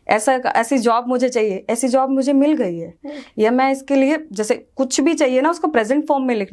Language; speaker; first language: Hindi; native; Hindi